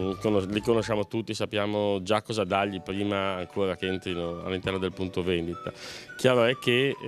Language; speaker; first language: Italian; native; Italian